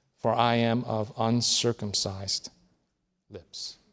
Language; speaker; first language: English; early bilingual, other home language; Korean